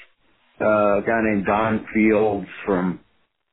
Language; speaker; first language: English; native; English